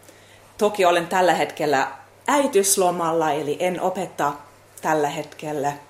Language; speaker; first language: Finnish; non-native, fluent; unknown